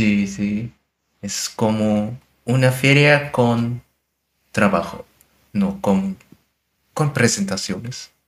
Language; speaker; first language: Spanish; non-native, learner; German